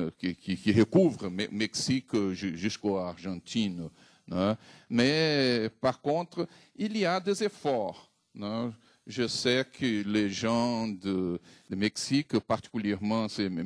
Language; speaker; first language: French; non-native, fluent; Portuguese